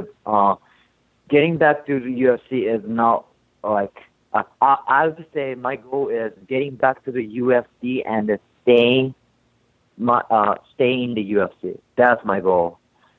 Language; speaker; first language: English; non-native, fluent; Japanese